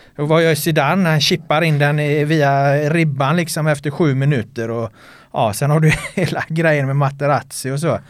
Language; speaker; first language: Swedish; native; Swedish